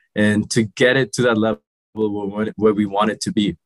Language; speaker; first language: English; early bilingual, other home language; Sinhala